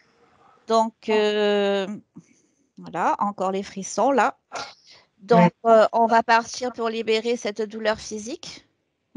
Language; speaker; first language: French; native; French